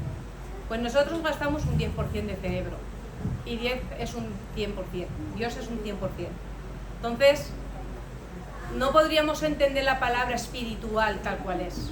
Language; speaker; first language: Spanish; native; Spanish